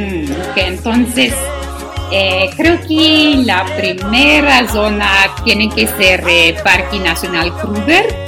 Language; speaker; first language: Spanish; non-native, learner; Afrikaans